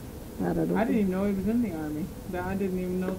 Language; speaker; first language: English; native; English